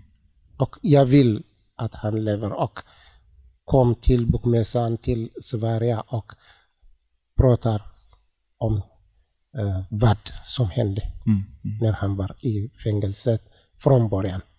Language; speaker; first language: Swedish; non-native, learner; Tigrinya